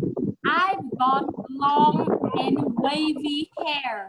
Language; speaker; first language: English; non-native, fluent; Vietnamese